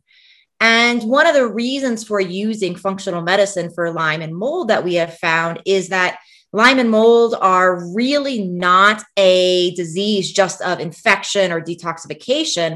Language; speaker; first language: English; native; English